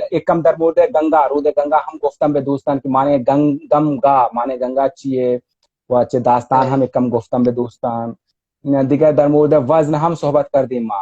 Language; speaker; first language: Persian; non-native, fluent; Hindi